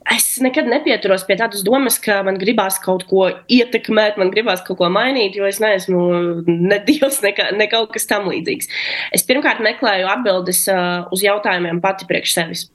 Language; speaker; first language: Latvian; non-native, local second language; Russian